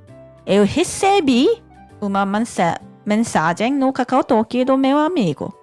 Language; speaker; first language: Portuguese; non-native, learner; Korean